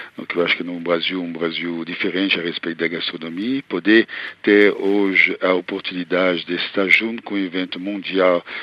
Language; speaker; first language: Portuguese; non-native, fluent; French